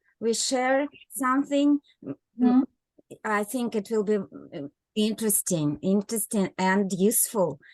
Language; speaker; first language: English; non-native, learner; Russian